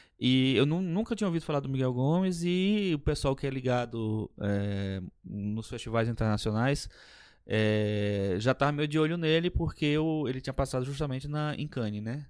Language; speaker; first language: Portuguese; native; Portuguese